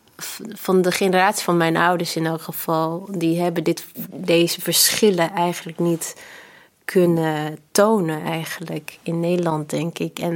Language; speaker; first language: Dutch; early bilingual, other home language; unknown